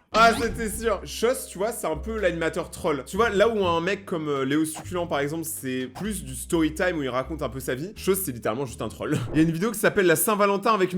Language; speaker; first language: French; native; French